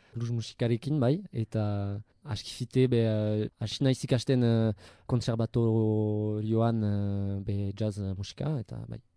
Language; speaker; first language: Basque; non-native, local second language; French